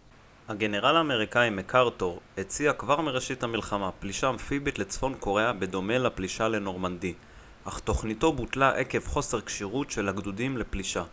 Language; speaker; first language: Hebrew; native; Hebrew